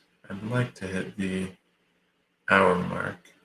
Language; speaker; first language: English; native; English